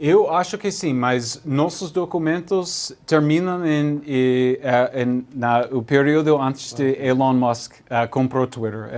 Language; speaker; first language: Portuguese; non-native, learner; English